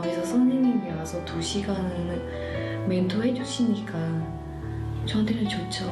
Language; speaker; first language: Korean; non-native, fluent; Khmer